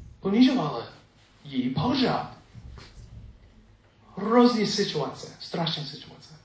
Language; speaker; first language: Czech; non-native, learner; English